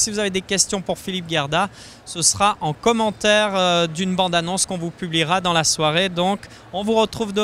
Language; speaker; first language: French; native; French